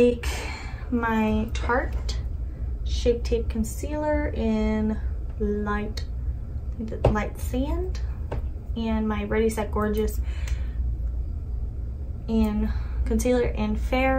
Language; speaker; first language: English; native; English